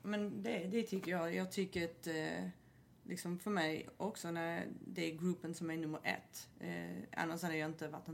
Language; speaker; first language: Swedish; non-native, fluent; English